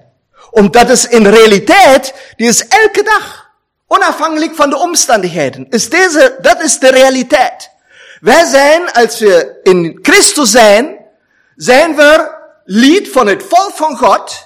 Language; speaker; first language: Dutch; non-native, fluent; German